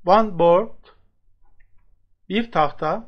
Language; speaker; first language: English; non-native, fluent; Turkish